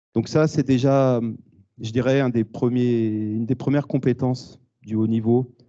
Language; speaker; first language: French; native; French